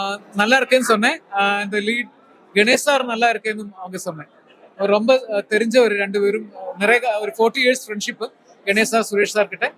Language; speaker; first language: Tamil; non-native, learner; Malayalam